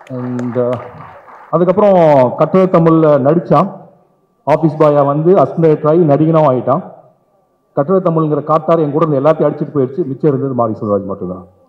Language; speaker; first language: Tamil; native; Tamil